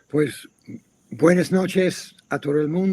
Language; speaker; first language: Spanish; non-native, fluent; English